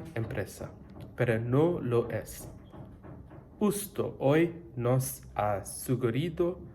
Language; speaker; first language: Spanish; non-native, learner; English